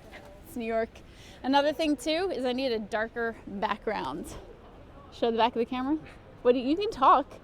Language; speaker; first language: English; native; English